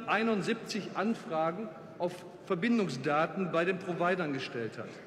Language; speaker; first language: German; native; German